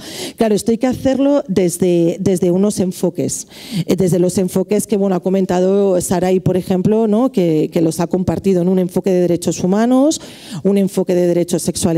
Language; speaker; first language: Spanish; native; Spanish